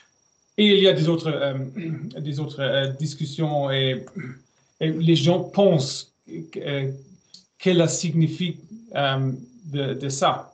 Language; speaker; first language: French; non-native, learner; German